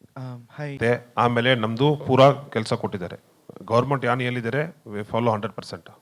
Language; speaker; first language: Kannada; non-native, learner; Tamil